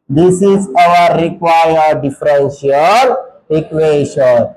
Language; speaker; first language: Hindi; non-native, local second language; Marathi